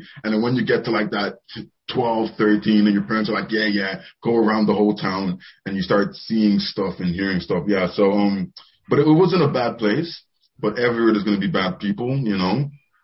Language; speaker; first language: English; native; English